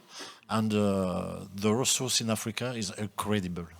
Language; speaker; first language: English; non-native, local second language; French